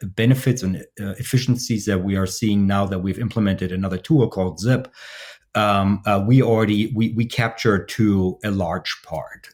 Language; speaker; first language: English; non-native, fluent; German